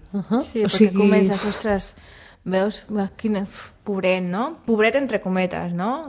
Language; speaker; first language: Catalan; non-native, local second language; Spanish